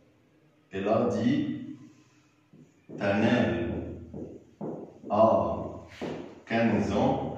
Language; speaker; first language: French; non-native, fluent; Arabic